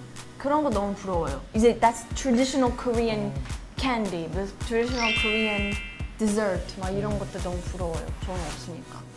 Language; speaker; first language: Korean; non-native, fluent; English